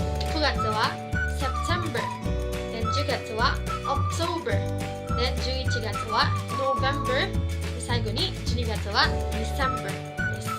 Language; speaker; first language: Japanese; non-native, fluent; Cebuano